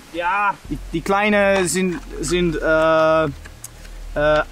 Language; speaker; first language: German; non-native, learner; Dutch